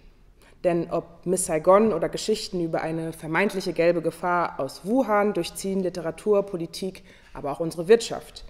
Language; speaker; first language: German; native; German